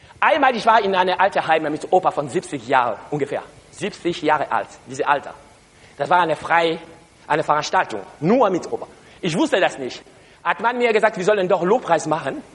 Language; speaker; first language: German; non-native, learner; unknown